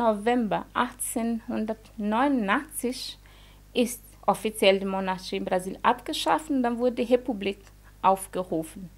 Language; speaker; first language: German; non-native, fluent; Portuguese